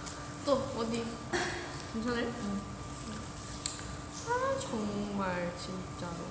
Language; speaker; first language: Korean; non-native, fluent; Thai